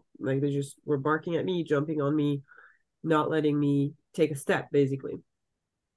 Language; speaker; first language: English; non-native, fluent; French